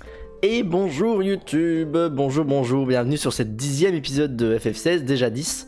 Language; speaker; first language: French; native; French